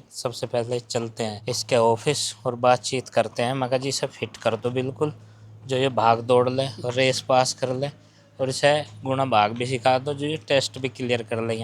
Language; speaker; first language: Hindi; native; Hindi